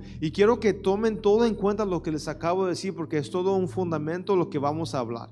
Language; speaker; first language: Spanish; early bilingual, heritage; Spanish